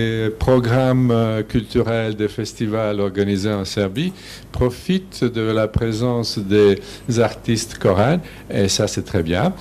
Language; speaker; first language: French; non-native, fluent; Serbian